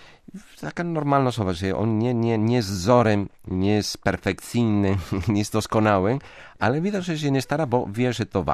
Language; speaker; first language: Polish; non-native, fluent; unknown